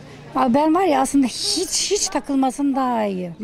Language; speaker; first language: Turkish; native; Turkish